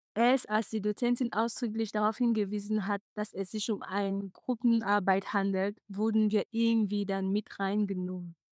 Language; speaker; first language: German; non-native, fluent; French